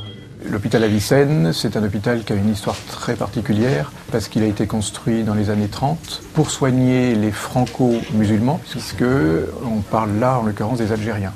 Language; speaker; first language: French; native; French